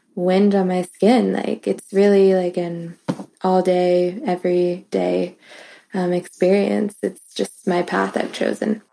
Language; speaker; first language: English; native; English